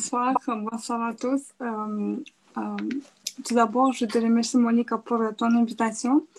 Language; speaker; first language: French; non-native, fluent; Romanian